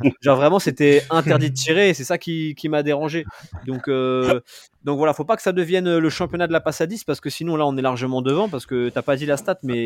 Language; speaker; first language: French; native; French